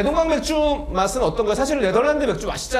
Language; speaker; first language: Korean; native; Korean